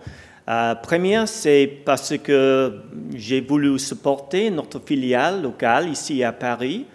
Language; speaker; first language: French; non-native, learner; English